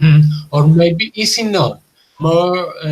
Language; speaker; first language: English; non-native, learner; Spanish